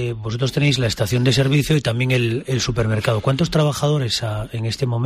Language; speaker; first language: Spanish; native; Spanish